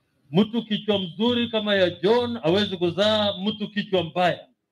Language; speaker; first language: Swahili; non-native, local second language; Kalenjin